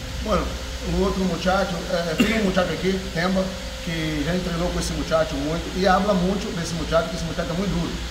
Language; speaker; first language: Spanish; non-native, fluent; Portuguese